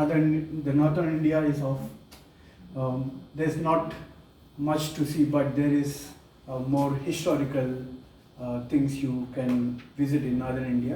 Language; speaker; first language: English; non-native, local second language; Telugu